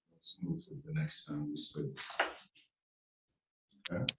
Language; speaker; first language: English; native; English